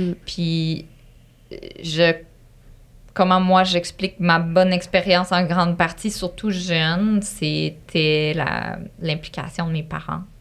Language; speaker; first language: French; native; French